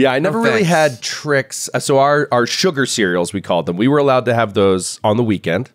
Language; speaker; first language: English; native; English